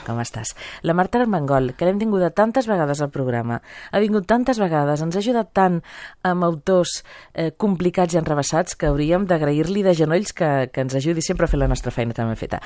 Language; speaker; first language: Catalan; native; Catalan